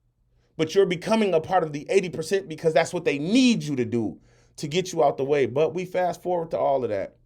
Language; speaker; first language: English; native; English